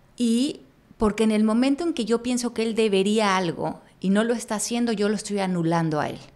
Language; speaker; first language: Spanish; native; Spanish